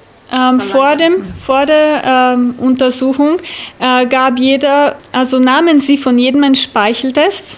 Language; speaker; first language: German; native; German